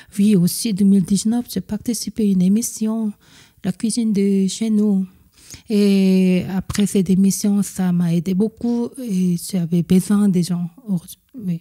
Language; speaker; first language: French; non-native, fluent; Korean